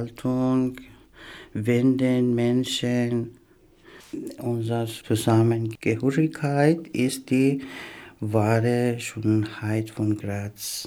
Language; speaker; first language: German; non-native, learner; Persian